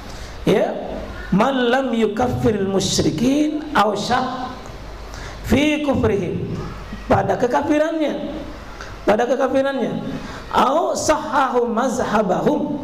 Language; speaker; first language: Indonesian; native; Indonesian